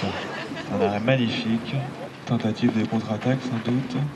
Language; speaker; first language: French; native; French